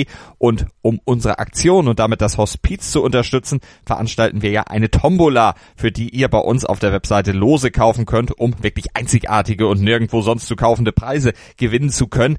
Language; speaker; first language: German; native; German